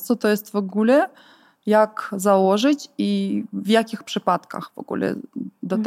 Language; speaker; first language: Polish; non-native, fluent; Ukrainian